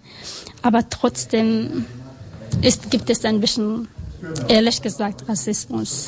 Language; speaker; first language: German; non-native, learner; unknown